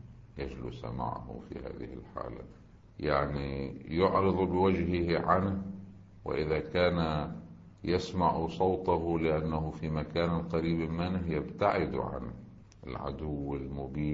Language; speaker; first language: Arabic; native; Arabic